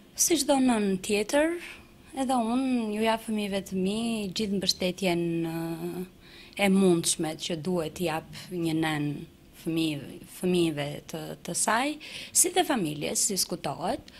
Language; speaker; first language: Albanian; non-native, local second language; Romany